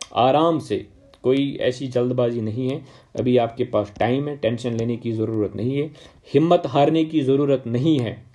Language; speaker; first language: Hindi; non-native, local second language; Kashmiri